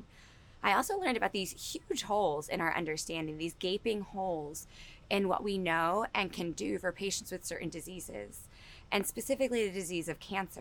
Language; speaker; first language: English; native; English